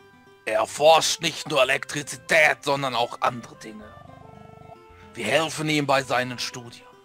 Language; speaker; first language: German; native; German